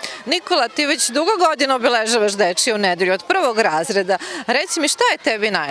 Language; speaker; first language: Serbian; native; Serbian